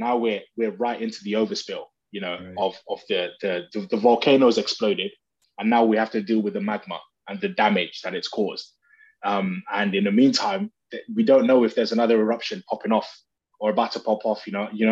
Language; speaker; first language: English; native; English